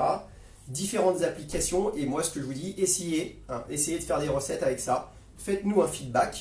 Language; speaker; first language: French; native; French